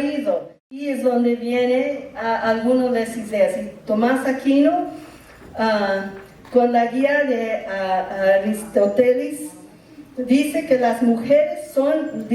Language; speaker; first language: Spanish; early bilingual, heritage; English